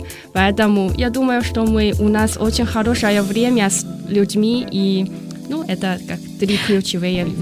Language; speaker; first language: Russian; non-native, learner; Chinese